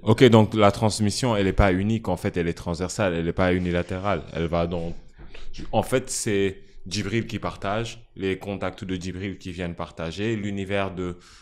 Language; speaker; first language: French; non-native, local second language; Wolof